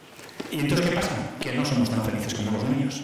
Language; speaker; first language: Spanish; native; Spanish